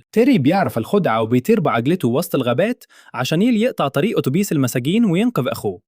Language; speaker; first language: Arabic; native; Arabic